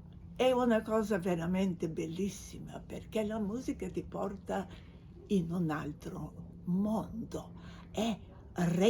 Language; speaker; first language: Italian; non-native, fluent; Bulgarian